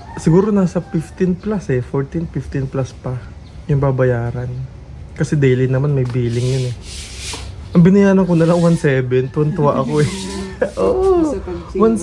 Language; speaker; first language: Filipino; native; Filipino